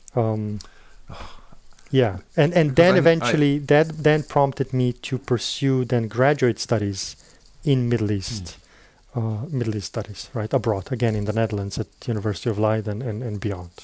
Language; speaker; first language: English; non-native, fluent; Slovenian